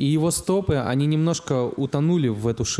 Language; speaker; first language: Russian; native; Russian